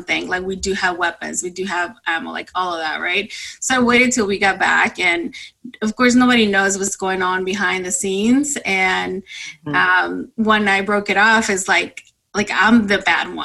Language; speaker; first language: English; non-native, fluent; Spanish